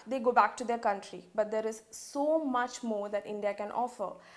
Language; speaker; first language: English; non-native, local second language; Malayalam